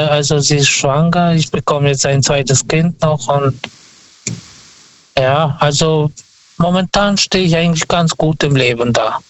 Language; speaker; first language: German; non-native, fluent; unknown